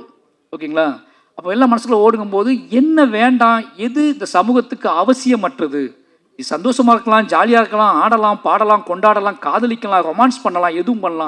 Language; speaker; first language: Tamil; native; Tamil